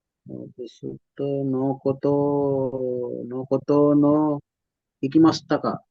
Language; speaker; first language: Japanese; non-native, learner; Sinhala